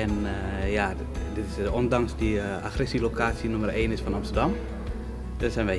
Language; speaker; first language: Dutch; non-native, fluent; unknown